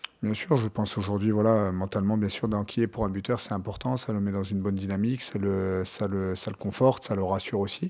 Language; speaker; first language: French; native; French